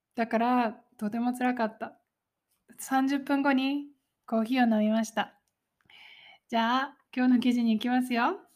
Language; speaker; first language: Japanese; native; Japanese